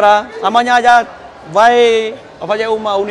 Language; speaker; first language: Portuguese; non-native, learner; Vietnamese